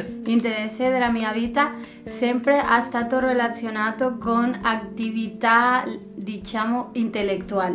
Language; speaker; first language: Italian; non-native, learner; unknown